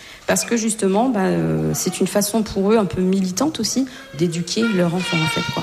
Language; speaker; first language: French; native; French